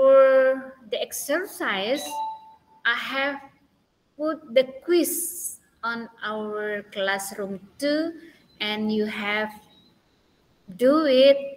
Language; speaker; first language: English; non-native, learner; Indonesian